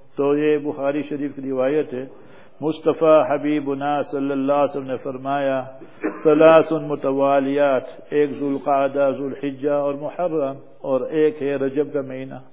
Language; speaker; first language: Urdu; non-native, fluent; English